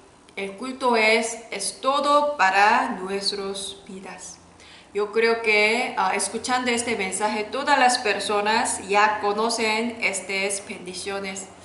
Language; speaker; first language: Spanish; non-native, learner; Korean